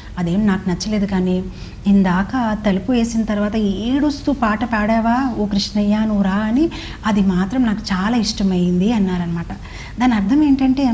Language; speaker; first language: Telugu; non-native, fluent; Hindi